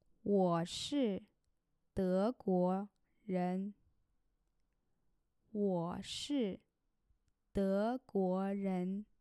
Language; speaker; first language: Chinese; non-native, learner; German